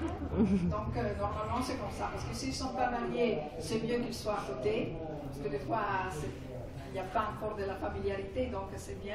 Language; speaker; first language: French; non-native, fluent; Italian